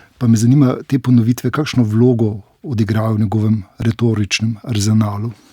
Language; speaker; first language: Slovenian; native; Slovenian